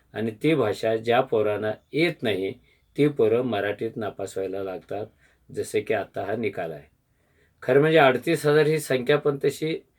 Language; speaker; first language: Marathi; native; Marathi